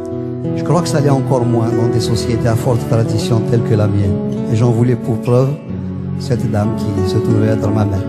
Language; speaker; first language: French; non-native, local second language; Kabyle